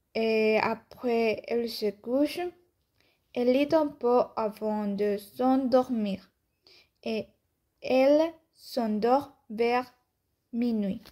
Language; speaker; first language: French; non-native, learner; Spanish